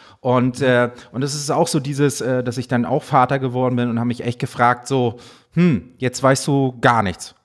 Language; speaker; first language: German; native; German